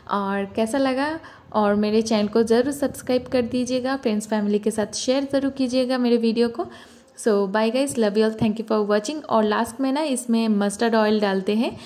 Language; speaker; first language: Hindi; non-native, local second language; Bangla